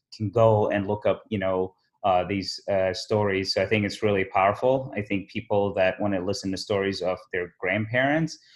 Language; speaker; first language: English; early bilingual, other home language; Somali